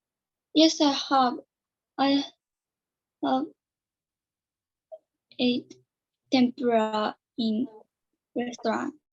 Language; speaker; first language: English; non-native, learner; Japanese